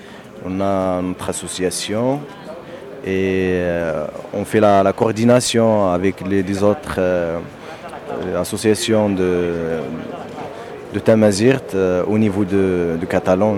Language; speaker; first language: French; non-native, local second language; Berber languages